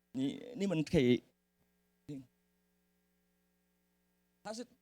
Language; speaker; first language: Chinese; early bilingual, heritage; Hakka Chinese